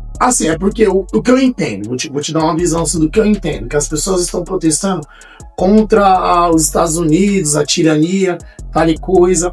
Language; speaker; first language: Portuguese; native; Portuguese